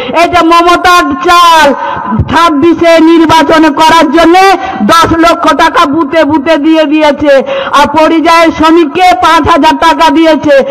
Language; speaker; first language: Bangla; non-native, local second language; Santali